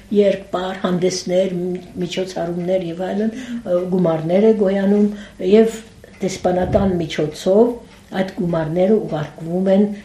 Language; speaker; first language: Armenian; early bilingual, heritage; Armenian